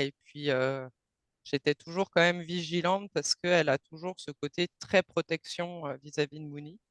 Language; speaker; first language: French; native; French